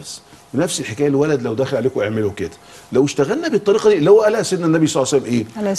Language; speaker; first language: Arabic; native; Arabic